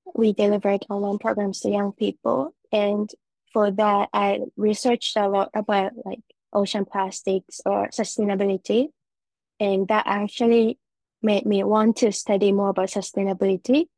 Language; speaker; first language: English; non-native, fluent; Japanese